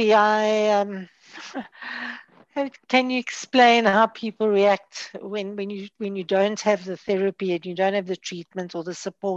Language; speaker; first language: English; native; English